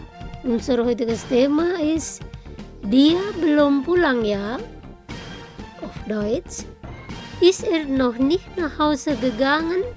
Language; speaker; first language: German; non-native, fluent; Indonesian